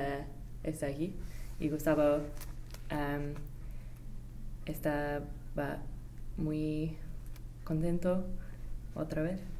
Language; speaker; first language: Spanish; non-native, learner; English